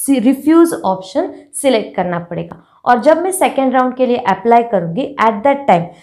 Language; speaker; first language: Hindi; non-native, local second language; Marathi